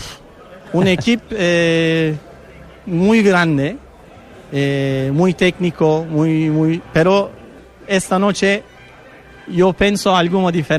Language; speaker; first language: Spanish; non-native, learner; Turkish